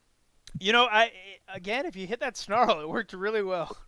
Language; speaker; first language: English; native; English